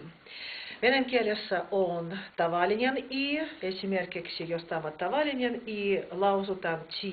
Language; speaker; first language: Finnish; non-native, fluent; Russian